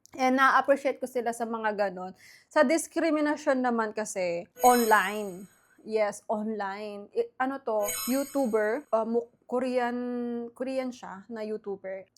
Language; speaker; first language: Filipino; native; Filipino